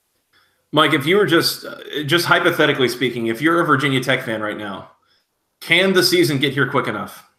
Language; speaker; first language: English; native; English